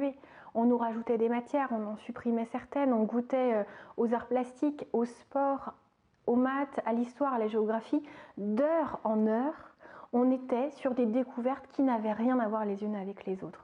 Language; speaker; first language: French; native; French